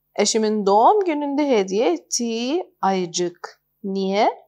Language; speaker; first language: Turkish; non-native, fluent; Persian